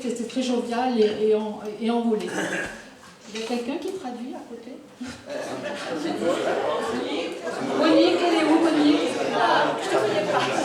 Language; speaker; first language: French; native; French